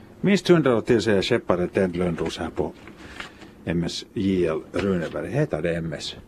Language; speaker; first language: Swedish; native; Swedish